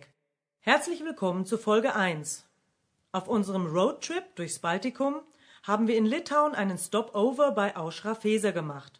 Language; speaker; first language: German; native; German